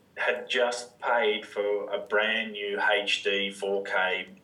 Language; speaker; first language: English; native; English